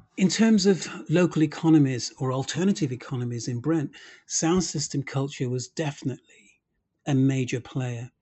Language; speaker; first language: English; native; English